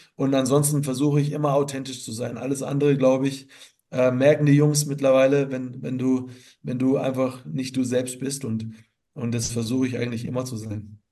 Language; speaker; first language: German; native; German